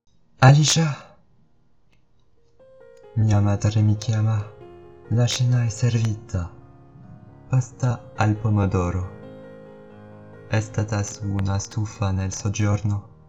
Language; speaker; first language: Italian; non-native, learner; French